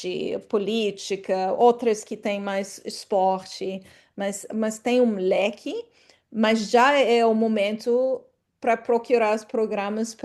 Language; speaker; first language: Portuguese; non-native, fluent; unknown